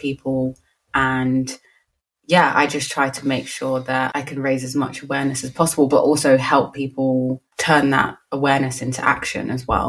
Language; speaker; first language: English; native; English